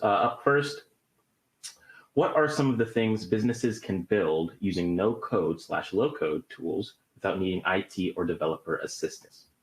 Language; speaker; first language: English; native; English